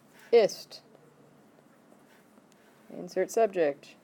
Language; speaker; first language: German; non-native, fluent; English